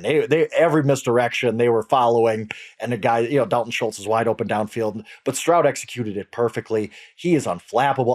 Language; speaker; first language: English; native; English